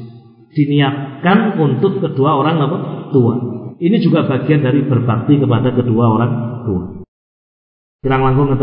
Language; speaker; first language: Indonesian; non-native, local second language; Javanese